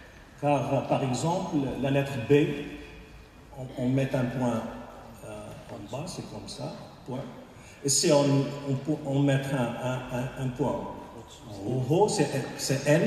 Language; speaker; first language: French; non-native, local second language; Arabic